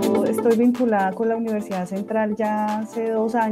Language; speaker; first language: Spanish; native; Spanish